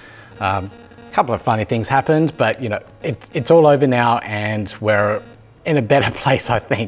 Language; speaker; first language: English; native; English